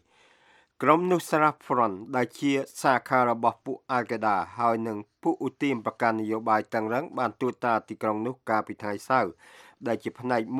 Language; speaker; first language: Khmer; native; Khmer